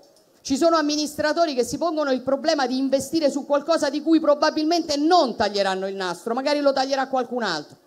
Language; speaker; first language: Italian; native; Italian